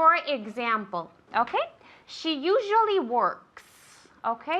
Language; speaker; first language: English; non-native, fluent; Spanish